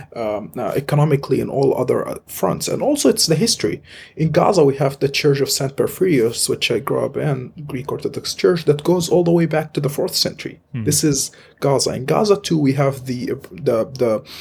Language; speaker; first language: English; non-native, fluent; Arabic